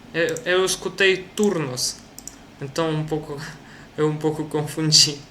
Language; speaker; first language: Portuguese; non-native, learner; Russian